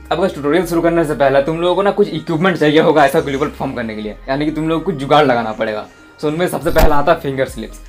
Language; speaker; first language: Hindi; native; Hindi